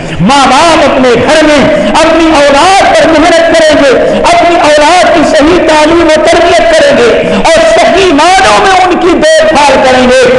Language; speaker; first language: Urdu; native; Urdu